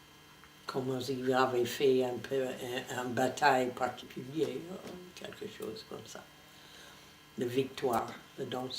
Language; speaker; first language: French; non-native, fluent; English